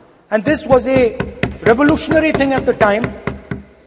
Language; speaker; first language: English; non-native, local second language; Hindi